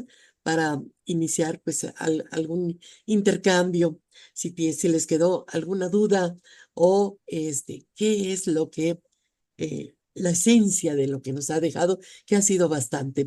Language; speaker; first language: Spanish; native; Spanish